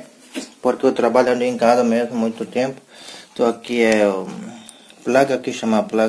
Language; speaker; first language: Portuguese; non-native, learner; Hindi